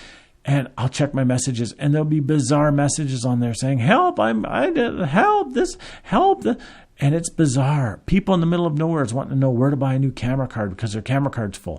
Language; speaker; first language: English; native; English